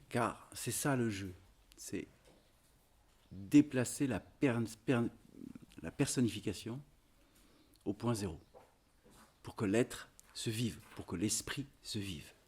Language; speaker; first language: French; native; French